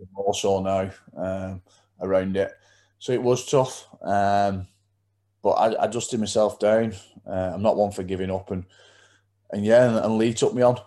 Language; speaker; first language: English; native; English